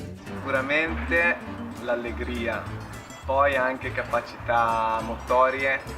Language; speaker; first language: Italian; native; Italian